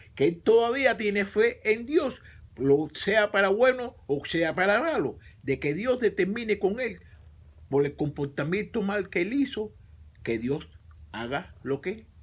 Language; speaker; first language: Spanish; native; Spanish